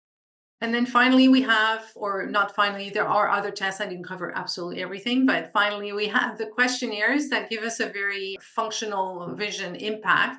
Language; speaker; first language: English; non-native, local second language; French